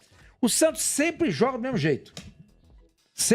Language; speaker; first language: Portuguese; native; Portuguese